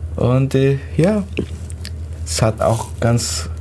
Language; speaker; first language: German; non-native, fluent; Arabic